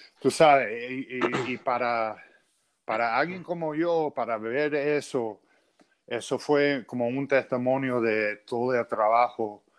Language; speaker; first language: Spanish; non-native, fluent; English